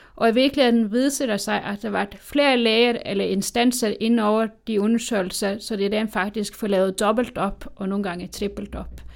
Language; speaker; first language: Danish; native; Danish